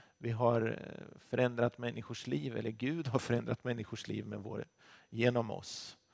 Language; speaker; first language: Swedish; native; Swedish